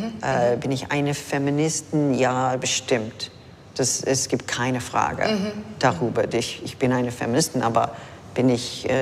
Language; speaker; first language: German; non-native, fluent; English